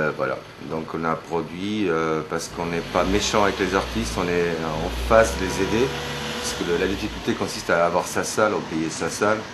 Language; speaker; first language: French; native; French